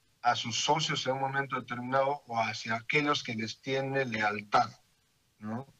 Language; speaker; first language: Spanish; native; Spanish